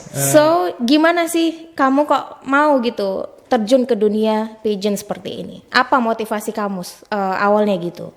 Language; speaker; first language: Indonesian; native; Indonesian